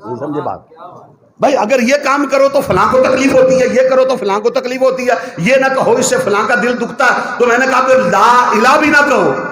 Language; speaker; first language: Urdu; non-native, local second language; Punjabi